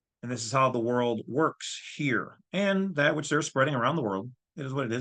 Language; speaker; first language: English; native; English